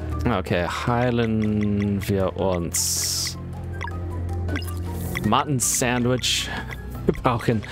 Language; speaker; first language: German; non-native, fluent; English